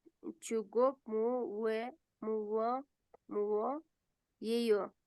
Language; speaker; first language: Korean; non-native, learner; Kyrgyz